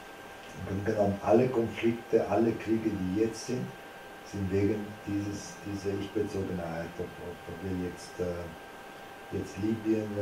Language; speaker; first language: German; non-native, fluent; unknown